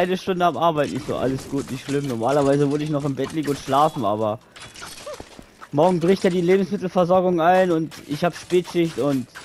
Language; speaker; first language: German; native; German